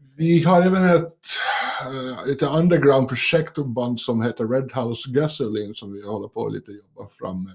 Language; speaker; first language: Swedish; native; Swedish